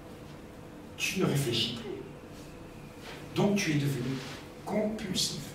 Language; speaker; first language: French; native; French